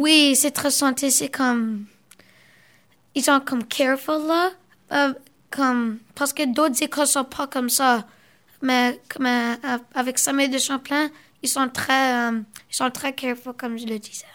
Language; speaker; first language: French; early bilingual, other home language; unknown